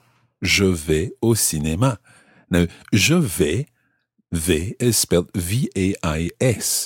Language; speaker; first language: French; non-native, fluent; English